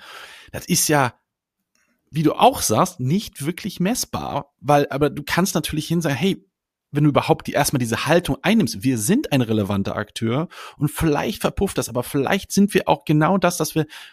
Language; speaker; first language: German; native; German